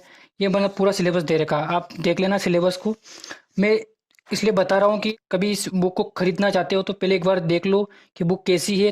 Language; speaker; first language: Hindi; native; Hindi